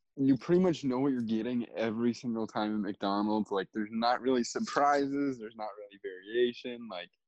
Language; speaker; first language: English; native; English